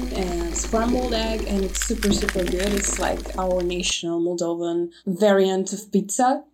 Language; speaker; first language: English; non-native, fluent; Russian